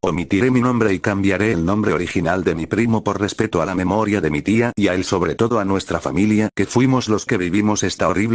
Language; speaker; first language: Spanish; native; Spanish